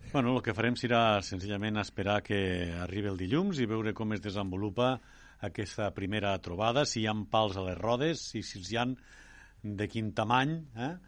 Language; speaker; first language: Catalan; native; Catalan